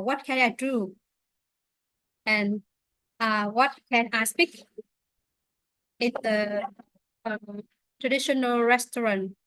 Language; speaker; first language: English; non-native, learner; Vietnamese